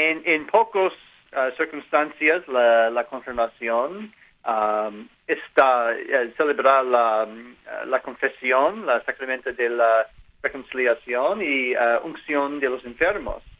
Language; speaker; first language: Spanish; non-native, learner; English